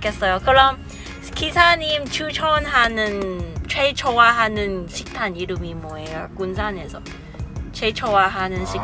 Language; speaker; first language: Korean; non-native, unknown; Cantonese